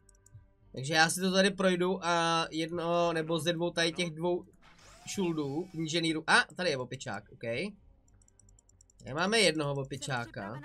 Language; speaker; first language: Czech; native; Czech